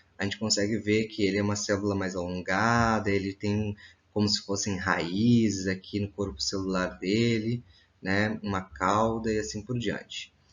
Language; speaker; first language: Portuguese; native; Portuguese